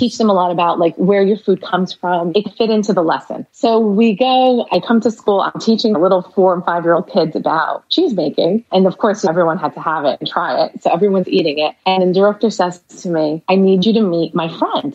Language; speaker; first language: English; early bilingual, other home language; Arabic